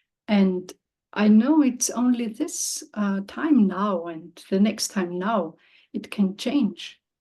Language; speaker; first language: English; non-native, learner; German